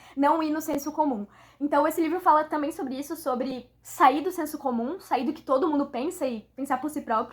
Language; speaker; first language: Portuguese; native; Portuguese